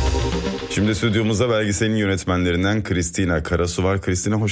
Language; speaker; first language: Turkish; native; Turkish